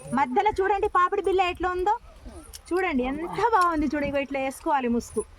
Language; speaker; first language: Telugu; non-native, local second language; Lambadi